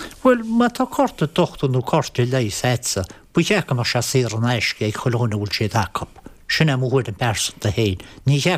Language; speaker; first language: Irish; native; Irish